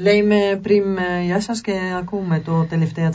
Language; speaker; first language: Greek; non-native, learner; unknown